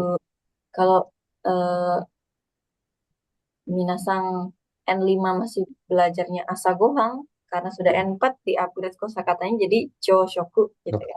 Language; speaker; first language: Indonesian; native; Indonesian